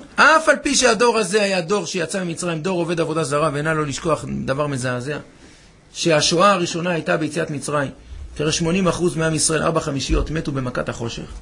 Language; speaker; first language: Hebrew; native; Hebrew